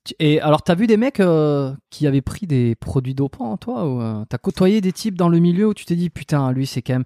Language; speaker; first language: French; native; French